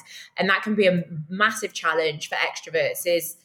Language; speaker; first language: English; native; English